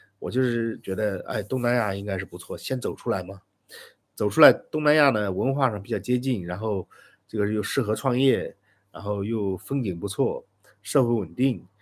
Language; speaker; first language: Chinese; native; Chinese